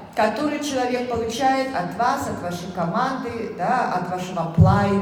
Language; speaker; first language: Russian; native; Russian